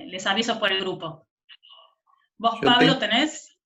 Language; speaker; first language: Spanish; native; Spanish